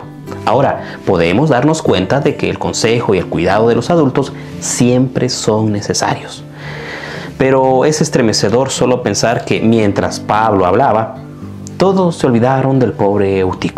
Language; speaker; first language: Spanish; native; Spanish